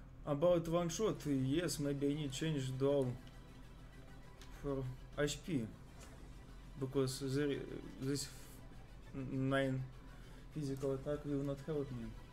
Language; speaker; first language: English; non-native, learner; Russian